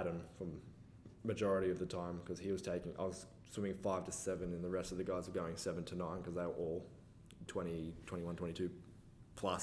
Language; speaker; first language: English; native; English